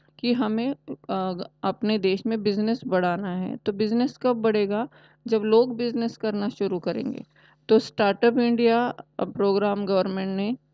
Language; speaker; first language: Hindi; non-native, local second language; Marathi